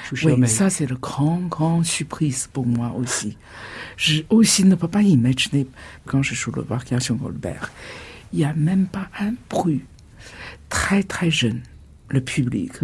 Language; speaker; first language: French; non-native, fluent; Chinese